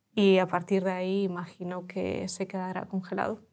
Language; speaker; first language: Spanish; early bilingual, other home language; Russian